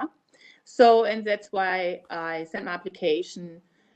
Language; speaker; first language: English; non-native, fluent; German